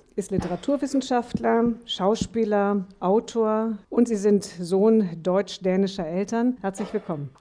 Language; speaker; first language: German; native; German